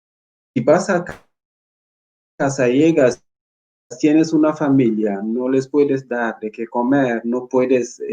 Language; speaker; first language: Spanish; non-native, fluent; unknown